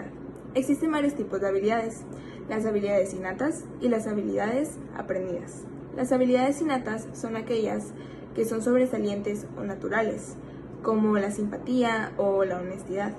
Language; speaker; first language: Spanish; native; Spanish